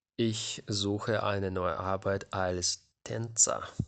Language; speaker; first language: German; non-native, fluent; Ukrainian